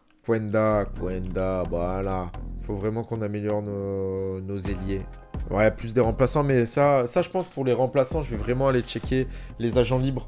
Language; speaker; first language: French; native; French